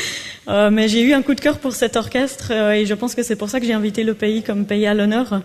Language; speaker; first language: French; native; French